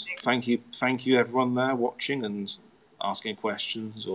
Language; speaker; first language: English; native; English